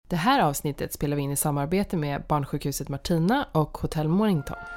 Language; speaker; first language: Swedish; native; Swedish